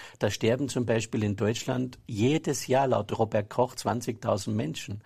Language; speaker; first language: German; native; German